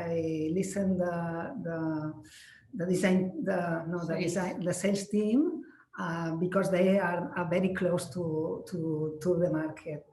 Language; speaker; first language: English; non-native, learner; Spanish